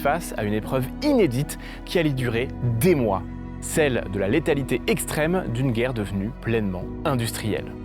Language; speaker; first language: French; native; French